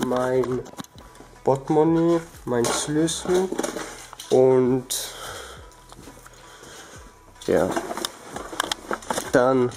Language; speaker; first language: German; early bilingual, other home language; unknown